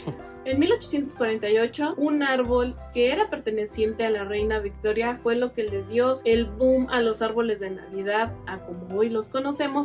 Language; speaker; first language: Spanish; native; Spanish